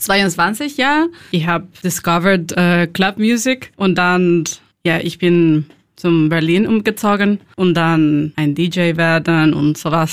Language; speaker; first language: German; non-native, learner; Spanish